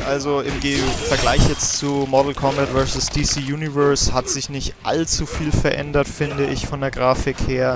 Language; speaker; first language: German; native; German